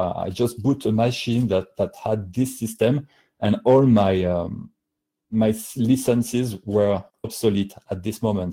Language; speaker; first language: English; non-native, fluent; French